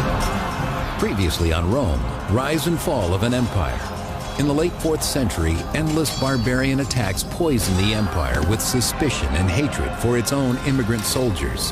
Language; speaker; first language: English; native; English